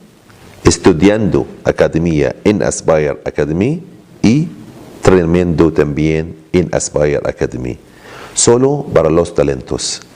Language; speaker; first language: Spanish; non-native, learner; Arabic